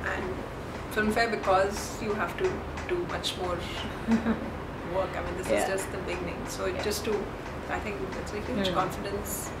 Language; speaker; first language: English; non-native, local second language; Hindi